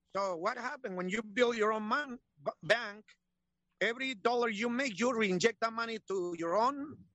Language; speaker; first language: English; non-native, learner; Spanish